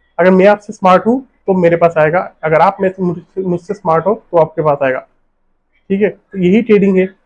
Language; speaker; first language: Hindi; non-native, local second language; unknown